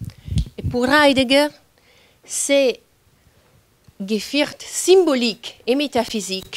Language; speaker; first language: French; non-native, fluent; Italian